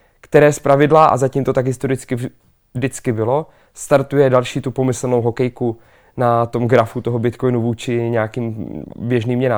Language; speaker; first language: Czech; native; Czech